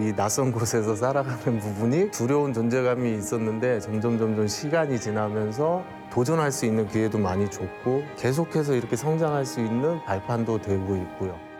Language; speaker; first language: Korean; native; Korean